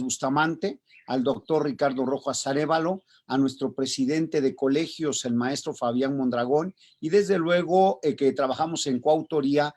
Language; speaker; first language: Spanish; native; Spanish